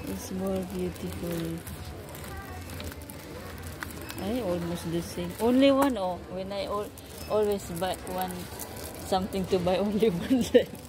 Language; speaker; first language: English; non-native, learner; Filipino